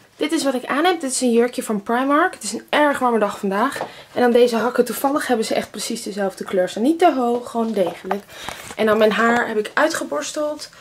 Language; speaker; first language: Dutch; early bilingual, other home language; Russian